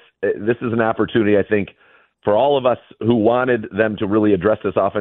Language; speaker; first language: English; native; English